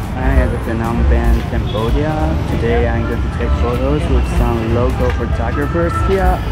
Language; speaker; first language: English; non-native, fluent; Chinese